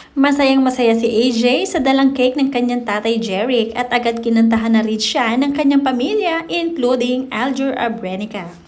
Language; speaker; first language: Filipino; native; Filipino